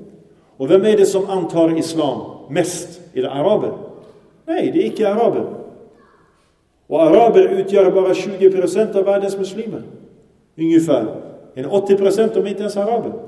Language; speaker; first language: Swedish; early bilingual, other home language; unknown